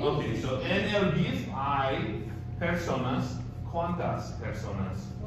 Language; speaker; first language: Spanish; non-native, fluent; English